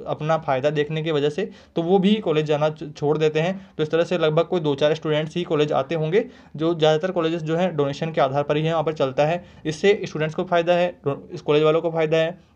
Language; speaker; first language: Hindi; native; Hindi